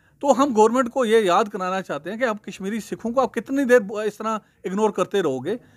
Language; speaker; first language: Hindi; non-native, local second language; Punjabi